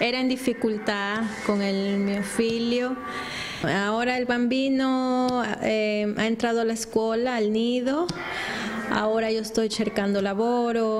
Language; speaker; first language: Italian; non-native, learner; Spanish